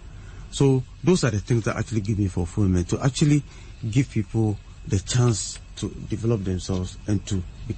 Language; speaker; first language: English; non-native, local second language; Akan